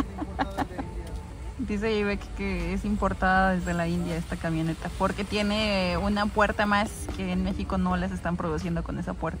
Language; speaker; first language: Spanish; native; Spanish